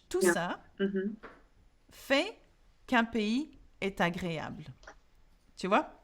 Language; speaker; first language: French; non-native, fluent; English